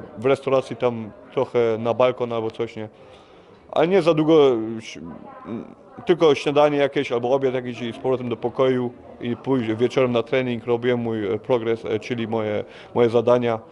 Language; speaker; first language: Polish; early bilingual, heritage; Polish